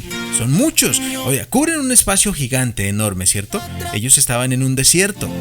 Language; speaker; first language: Spanish; native; Spanish